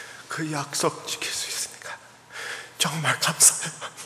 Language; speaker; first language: Korean; early bilingual, heritage; English